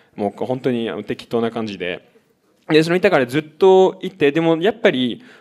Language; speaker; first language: Japanese; non-native, fluent; French